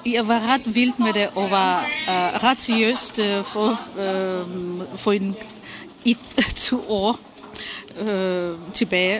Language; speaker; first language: Danish; non-native, fluent; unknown